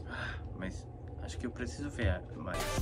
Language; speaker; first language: Portuguese; non-native, fluent; Korean